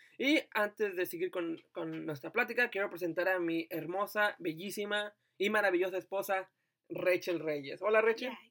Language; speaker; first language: Spanish; native; Spanish